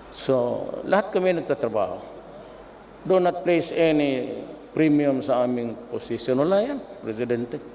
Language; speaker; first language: Filipino; non-native, local second language; Cebuano